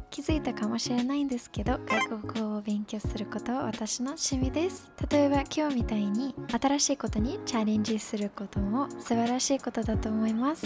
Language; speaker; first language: Japanese; non-native, fluent; English